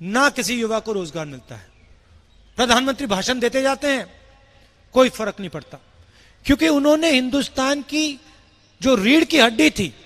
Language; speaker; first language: Hindi; native; Hindi